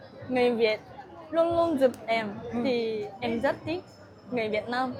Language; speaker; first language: Vietnamese; non-native, learner; Japanese